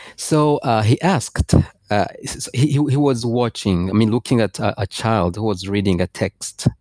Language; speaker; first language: English; non-native, fluent; Rundi